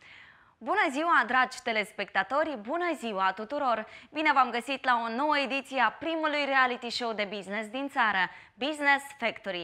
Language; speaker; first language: Romanian; native; Romanian